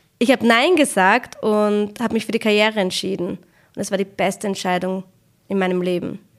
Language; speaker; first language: German; early bilingual, other home language; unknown